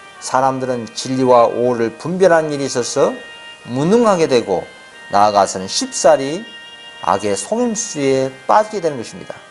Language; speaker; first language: Korean; native; Korean